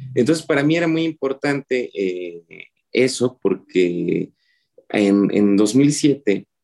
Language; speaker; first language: Spanish; native; Spanish